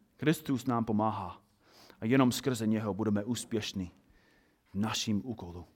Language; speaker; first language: Czech; non-native, fluent; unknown